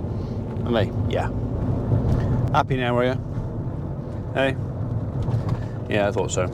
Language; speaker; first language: English; native; English